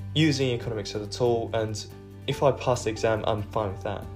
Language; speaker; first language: English; non-native, fluent; Japanese